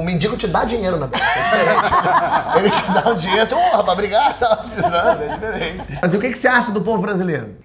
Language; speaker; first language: Portuguese; native; Portuguese